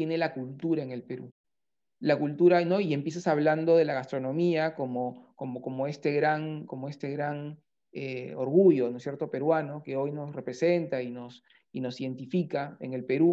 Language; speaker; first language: Spanish; native; Spanish